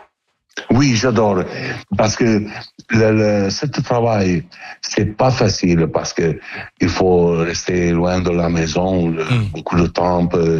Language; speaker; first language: French; non-native, fluent; Italian